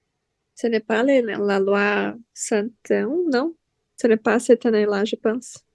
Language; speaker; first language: French; non-native, learner; Portuguese